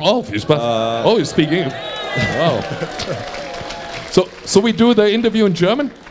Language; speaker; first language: English; non-native, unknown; German